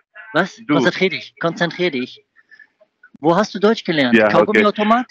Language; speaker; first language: German; native; German